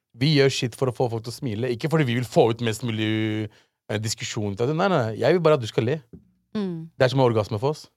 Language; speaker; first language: Norwegian; early bilingual, other home language; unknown